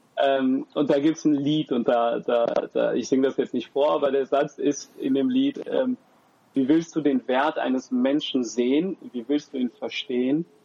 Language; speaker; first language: German; early bilingual, other home language; French